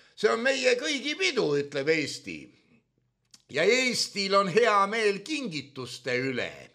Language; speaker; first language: Estonian; native; Estonian